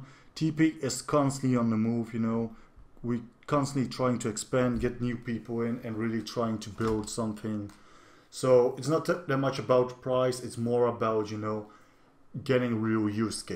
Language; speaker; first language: English; non-native, fluent; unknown